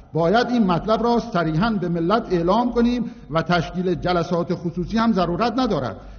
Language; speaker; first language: Persian; non-native, local second language; Azerbaijani